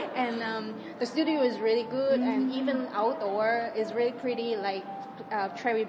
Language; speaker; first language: English; non-native, fluent; Cantonese